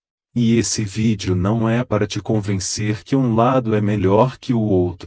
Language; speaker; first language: Portuguese; native; Portuguese